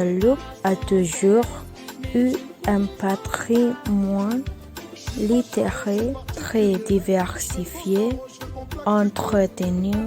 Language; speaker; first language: French; non-native, learner; Spanish